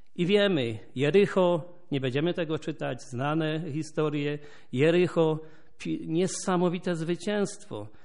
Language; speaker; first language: Polish; native; Polish